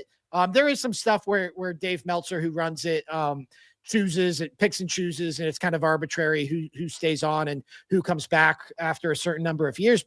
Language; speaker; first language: English; native; English